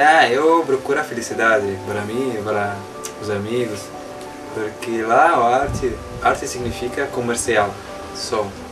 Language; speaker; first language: Portuguese; non-native, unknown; Arabic